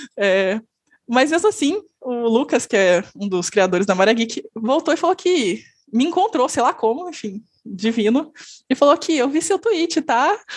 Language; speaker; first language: Portuguese; native; Portuguese